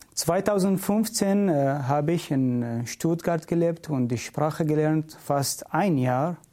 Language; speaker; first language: German; non-native, learner; Syriac